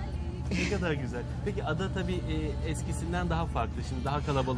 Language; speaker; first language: Turkish; native; Turkish